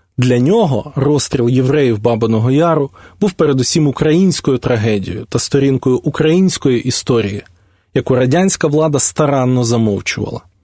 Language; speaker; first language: Ukrainian; native; Ukrainian